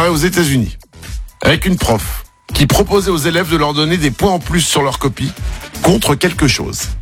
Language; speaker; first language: French; native; French